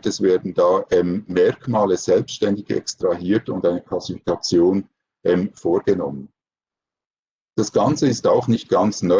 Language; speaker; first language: German; native; German